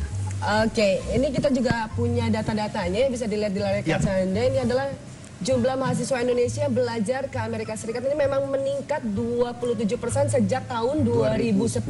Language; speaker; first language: Indonesian; native; Indonesian